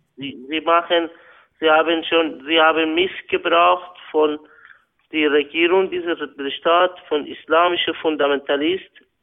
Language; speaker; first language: German; non-native, learner; Persian